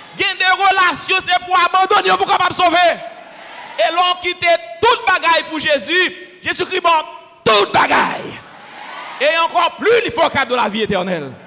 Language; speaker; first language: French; non-native, local second language; Haitian Creole